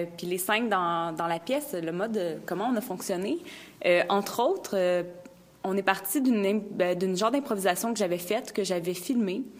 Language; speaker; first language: French; native; French